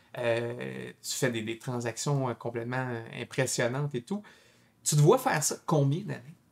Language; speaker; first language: French; native; French